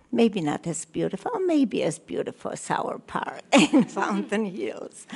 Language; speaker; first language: English; non-native, learner; Polish